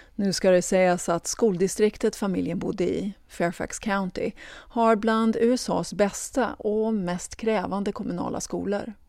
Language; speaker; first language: Swedish; native; Swedish